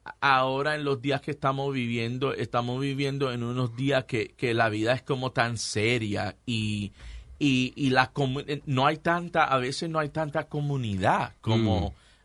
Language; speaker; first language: Spanish; early bilingual, heritage; Spanish